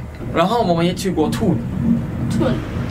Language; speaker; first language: Chinese; non-native, fluent; German